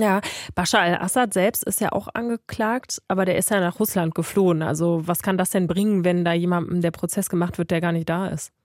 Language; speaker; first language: German; native; German